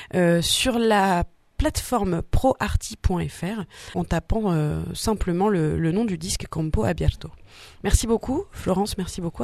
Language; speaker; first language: French; native; French